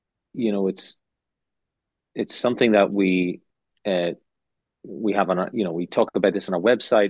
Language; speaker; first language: English; native; English